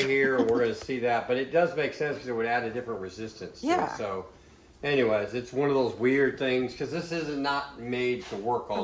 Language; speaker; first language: English; native; English